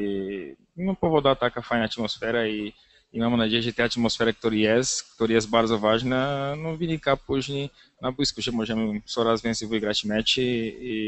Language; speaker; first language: Polish; non-native, learner; Portuguese